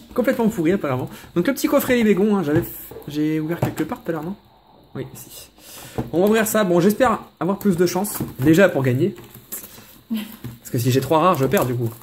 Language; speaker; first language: French; native; French